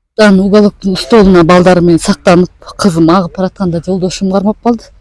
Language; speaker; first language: Kyrgyz; native; Kyrgyz